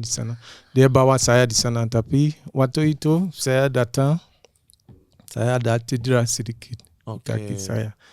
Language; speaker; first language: Indonesian; non-native, fluent; English